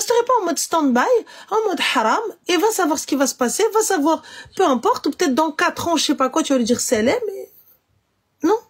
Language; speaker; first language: French; native; French